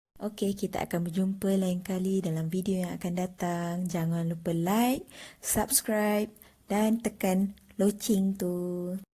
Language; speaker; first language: Malay; native; Malay